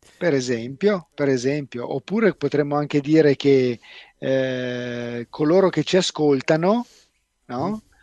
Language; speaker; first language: Italian; native; Italian